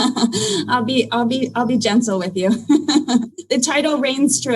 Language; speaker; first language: English; native; English